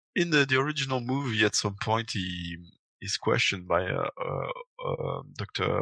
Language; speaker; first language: English; non-native, fluent; French